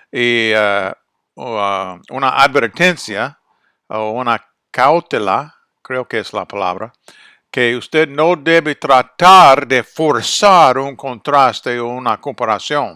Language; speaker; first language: Spanish; non-native, fluent; English